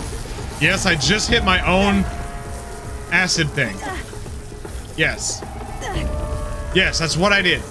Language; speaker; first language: English; native; English